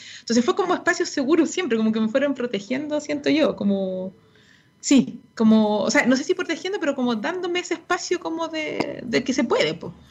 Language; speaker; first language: Spanish; native; Spanish